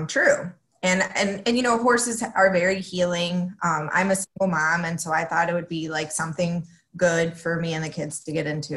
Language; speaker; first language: English; early bilingual, other home language; Spanish